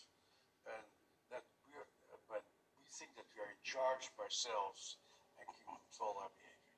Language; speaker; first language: English; non-native, fluent; Dutch